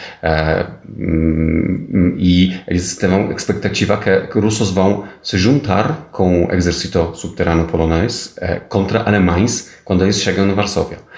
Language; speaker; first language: Portuguese; non-native, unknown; Polish